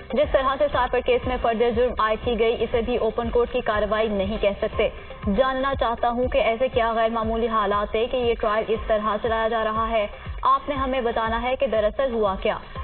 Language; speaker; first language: Urdu; native; Urdu